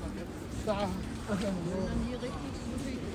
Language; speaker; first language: German; non-native, learner; Ukrainian